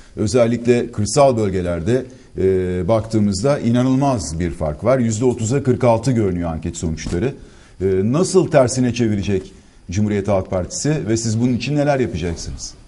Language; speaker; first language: Turkish; native; Turkish